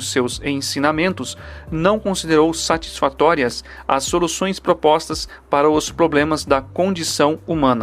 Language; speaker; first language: Portuguese; native; Portuguese